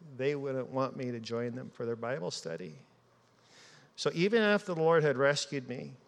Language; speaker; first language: English; native; English